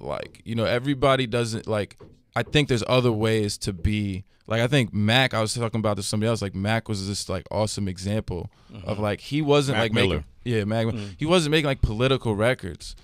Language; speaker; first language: English; native; English